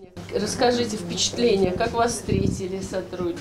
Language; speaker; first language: Russian; native; Russian